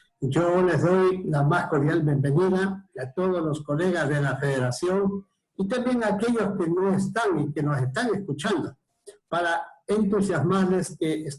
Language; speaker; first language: Spanish; native; Spanish